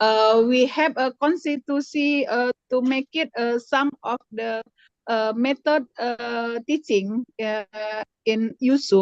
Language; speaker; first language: English; non-native, learner; Indonesian